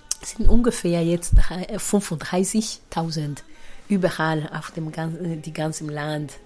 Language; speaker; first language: German; non-native, fluent; Kinyarwanda